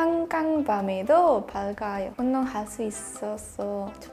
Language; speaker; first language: Korean; non-native, learner; Spanish